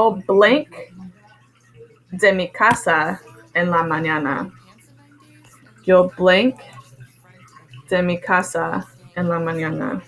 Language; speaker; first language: Spanish; non-native, fluent; English